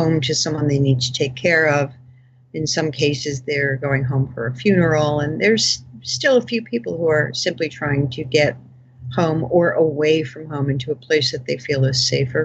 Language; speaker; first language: English; native; English